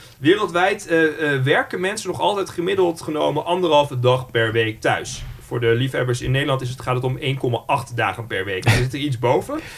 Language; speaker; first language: Dutch; native; Dutch